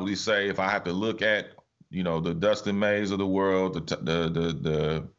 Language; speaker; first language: English; native; English